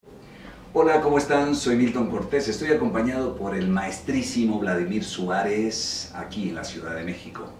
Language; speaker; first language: Spanish; native; Spanish